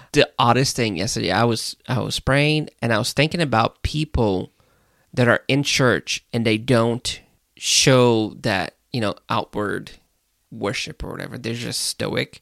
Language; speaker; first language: English; non-native, fluent; Portuguese